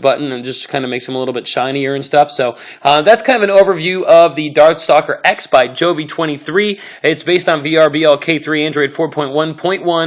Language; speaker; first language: English; native; English